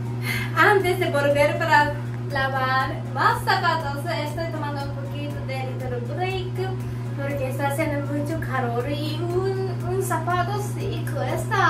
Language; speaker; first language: Spanish; non-native, learner; Japanese